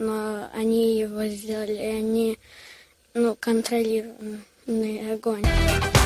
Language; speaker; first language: Russian; early bilingual, heritage; Russian